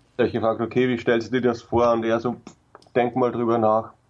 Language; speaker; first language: German; native; German